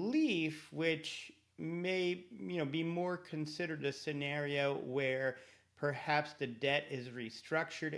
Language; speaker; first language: English; native; English